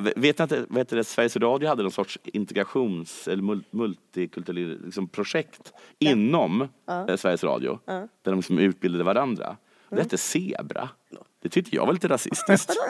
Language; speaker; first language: Swedish; native; Swedish